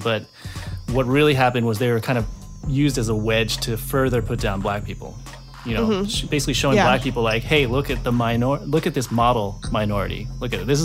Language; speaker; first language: English; native; English